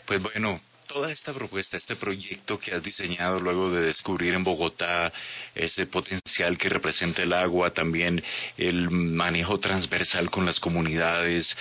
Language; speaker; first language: Spanish; native; Spanish